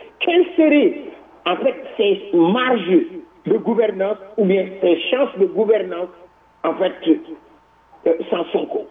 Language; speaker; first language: French; non-native, local second language; Wolof